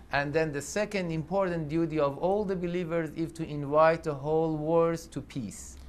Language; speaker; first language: English; non-native, fluent; Persian